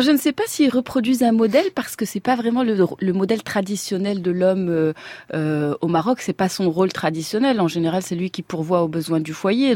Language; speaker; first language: French; non-native, local second language; Arabic